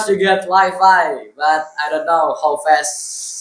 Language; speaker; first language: English; non-native, learner; Indonesian